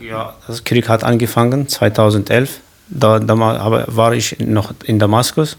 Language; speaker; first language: German; non-native, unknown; Kurdish